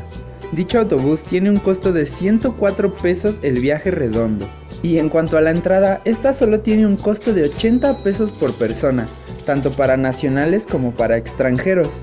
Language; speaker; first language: Spanish; native; Spanish